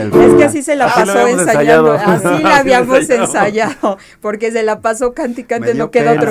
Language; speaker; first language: Spanish; native; Spanish